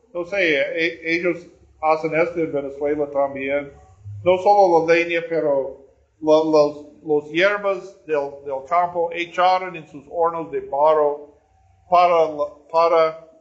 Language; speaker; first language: Spanish; non-native, learner; English